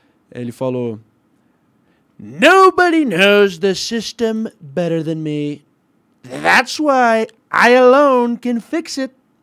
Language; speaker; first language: English; non-native, fluent; Portuguese